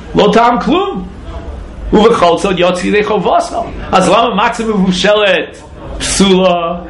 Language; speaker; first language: Hebrew; non-native, fluent; English